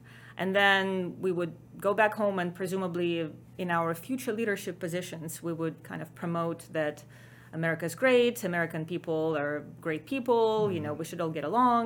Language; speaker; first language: English; non-native, fluent; Ukrainian